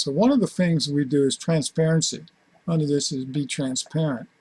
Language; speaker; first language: English; native; English